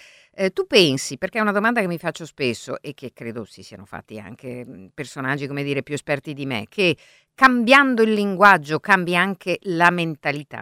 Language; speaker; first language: Italian; native; Italian